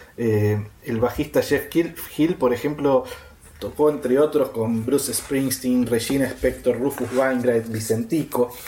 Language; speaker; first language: Spanish; native; Spanish